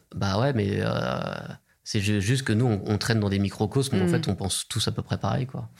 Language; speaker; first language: French; native; French